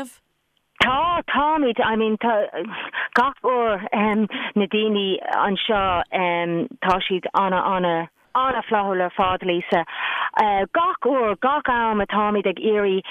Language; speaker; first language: Irish; non-native, local second language; English